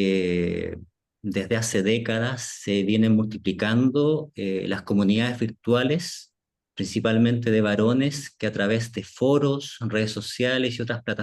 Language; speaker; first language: Spanish; native; Spanish